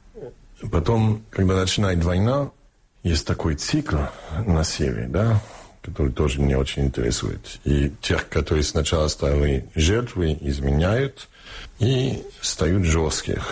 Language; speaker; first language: Russian; non-native, fluent; English